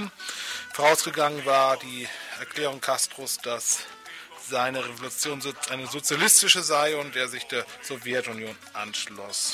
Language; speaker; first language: German; native; German